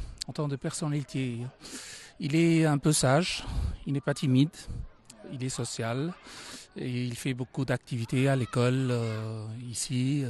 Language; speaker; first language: French; non-native, fluent; Arabic